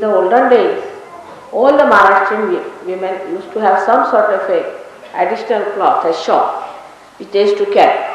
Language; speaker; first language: English; non-native, local second language; Marathi